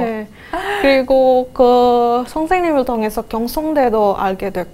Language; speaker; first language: Korean; non-native, fluent; Indonesian